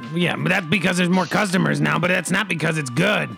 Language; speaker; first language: English; native; English